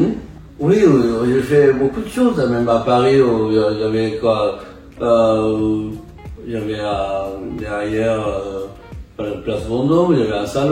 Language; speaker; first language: French; non-native, fluent; Japanese